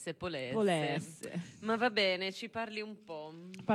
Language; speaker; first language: Italian; native; Italian